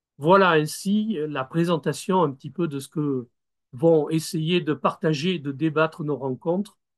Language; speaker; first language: French; native; French